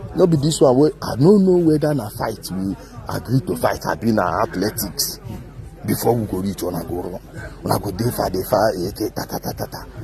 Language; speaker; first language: Nigerian Pidgin; non-native, local second language; Igbo